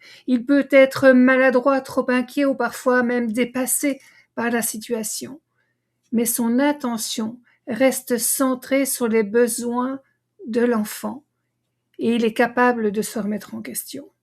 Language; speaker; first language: French; native; French